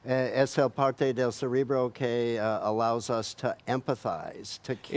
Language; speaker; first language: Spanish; non-native, learner; English